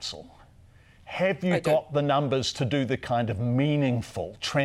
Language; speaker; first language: English; native; English